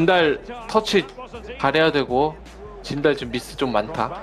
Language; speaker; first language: Korean; native; Korean